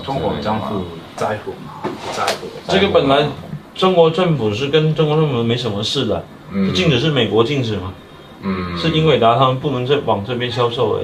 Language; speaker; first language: Chinese; native; Chinese